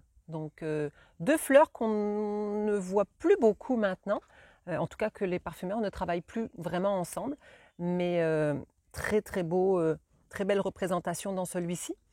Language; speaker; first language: French; native; French